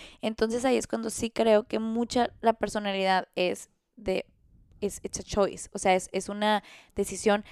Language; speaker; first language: Spanish; native; Spanish